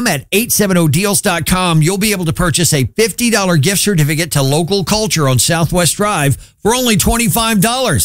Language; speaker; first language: English; native; English